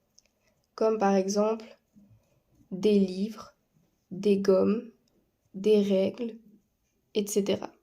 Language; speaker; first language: French; non-native, fluent; Spanish